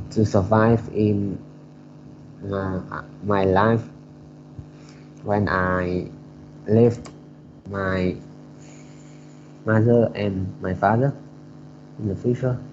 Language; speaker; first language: English; non-native, learner; Vietnamese